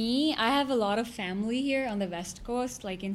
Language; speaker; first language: English; non-native, local second language; Gujarati